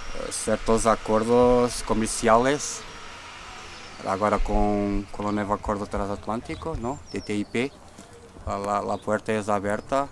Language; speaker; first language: Spanish; non-native, fluent; Portuguese